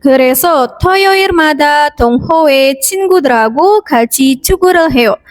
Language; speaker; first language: Korean; non-native, fluent; Indonesian